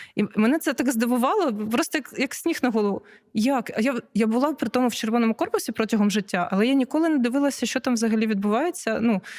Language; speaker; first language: Ukrainian; non-native, local second language; Russian